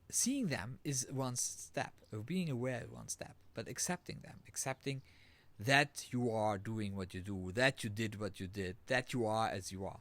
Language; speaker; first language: English; non-native, fluent; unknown